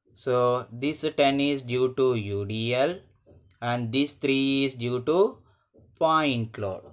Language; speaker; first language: English; non-native, local second language; Telugu